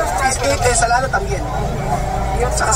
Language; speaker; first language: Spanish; non-native, learner; Filipino